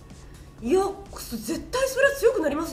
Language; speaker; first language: Japanese; native; Japanese